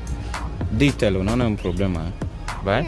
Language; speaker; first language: Italian; non-native, fluent; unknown